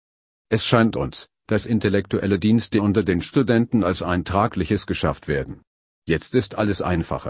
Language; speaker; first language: German; non-native, learner; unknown